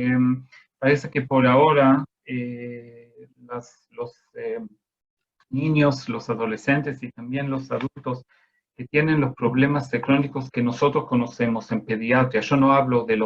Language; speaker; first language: Spanish; non-native, fluent; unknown